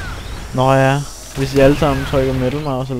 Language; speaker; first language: Danish; native; Danish